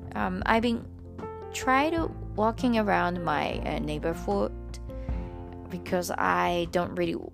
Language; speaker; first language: English; non-native, fluent; Japanese